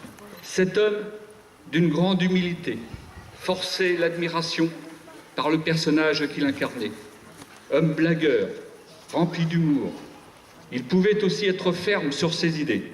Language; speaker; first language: French; native; French